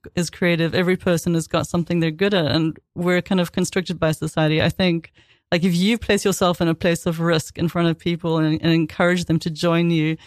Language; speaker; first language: English; native; English